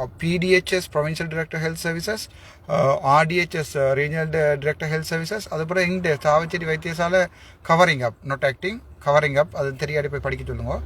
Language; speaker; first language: Tamil; native; Tamil